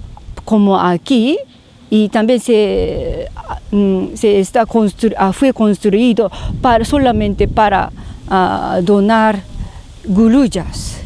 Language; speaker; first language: Spanish; non-native, learner; Japanese